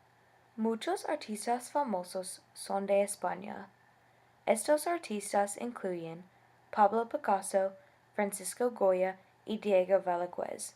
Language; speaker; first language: Spanish; non-native, learner; English